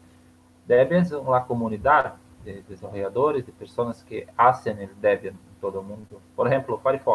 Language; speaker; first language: Spanish; non-native, learner; Portuguese